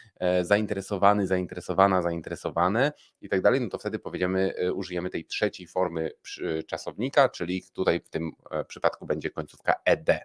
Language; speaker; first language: Polish; native; Polish